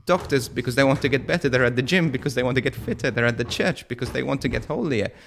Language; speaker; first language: English; non-native, fluent; Maltese